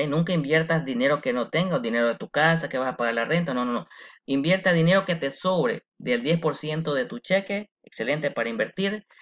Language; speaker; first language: Spanish; early bilingual, heritage; Spanish